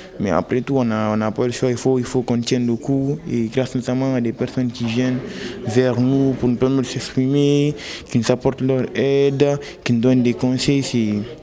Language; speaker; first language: French; non-native, local second language; Fula